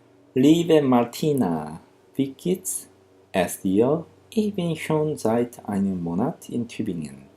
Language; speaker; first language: German; non-native, fluent; Korean